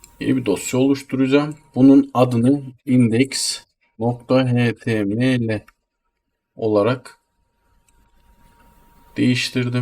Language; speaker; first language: Turkish; native; Turkish